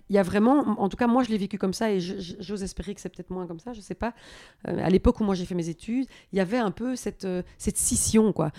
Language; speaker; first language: French; native; French